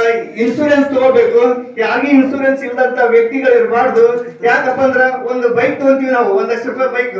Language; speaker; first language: Kannada; native; Kannada